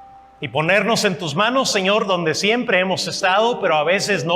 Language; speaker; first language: Spanish; non-native, fluent; English